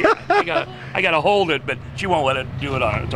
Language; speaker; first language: English; native; English